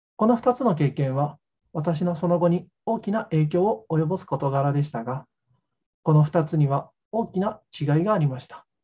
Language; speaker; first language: Japanese; native; Japanese